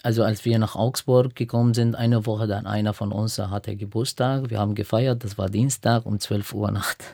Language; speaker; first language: German; non-native, fluent; Arabic